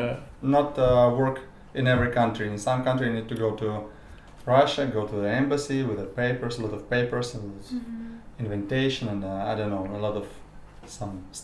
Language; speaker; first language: English; non-native, learner; Russian